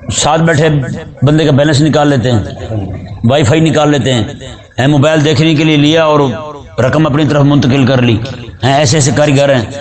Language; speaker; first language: Urdu; non-native, local second language; Punjabi